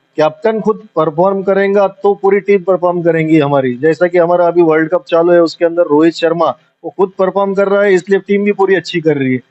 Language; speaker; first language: Hindi; non-native, local second language; Marathi